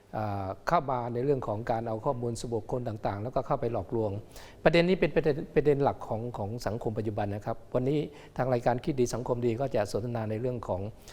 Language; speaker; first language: Thai; native; Thai